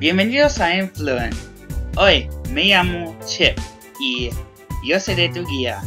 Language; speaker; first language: Spanish; non-native, learner; English